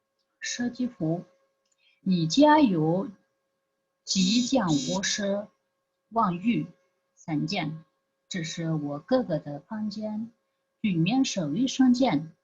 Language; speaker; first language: Chinese; non-native, fluent; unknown